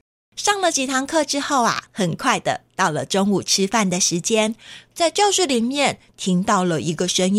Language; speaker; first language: Chinese; native; Chinese